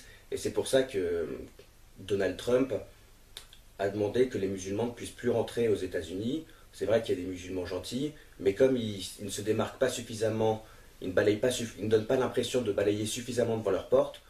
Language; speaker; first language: French; native; French